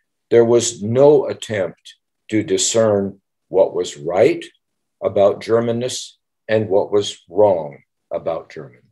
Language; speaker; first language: English; native; English